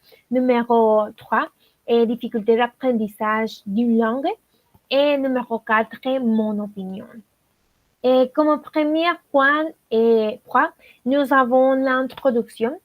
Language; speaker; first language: French; non-native, learner; Spanish